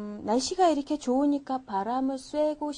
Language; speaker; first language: Korean; non-native, fluent; Mongolian